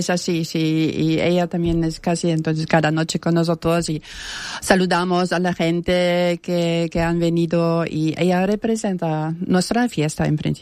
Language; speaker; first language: Spanish; non-native, fluent; German